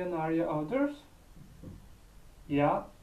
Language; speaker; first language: Dutch; non-native, learner; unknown